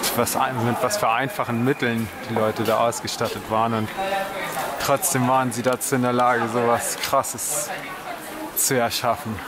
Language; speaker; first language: German; native; German